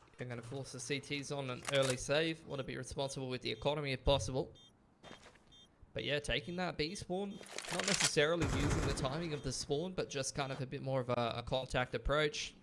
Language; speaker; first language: English; native; English